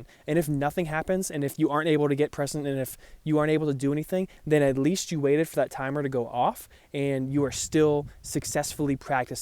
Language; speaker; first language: English; native; English